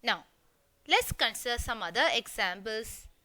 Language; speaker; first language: English; non-native, local second language; Malayalam